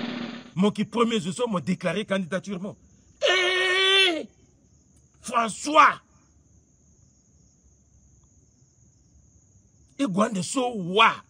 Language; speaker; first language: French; non-native, local second language; Sango